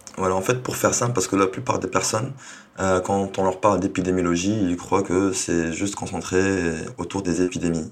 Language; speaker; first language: French; non-native, local second language; Arabic